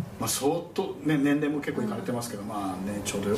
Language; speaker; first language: Japanese; native; Japanese